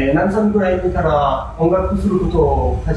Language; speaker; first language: Japanese; non-native, learner; French